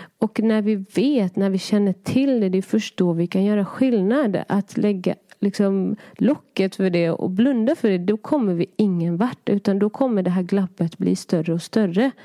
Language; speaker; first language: Swedish; early bilingual, other home language; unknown